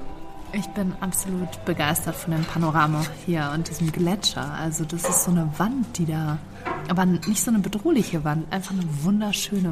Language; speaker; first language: German; native; German